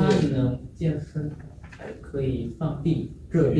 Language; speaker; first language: Chinese; non-native, learner; Indonesian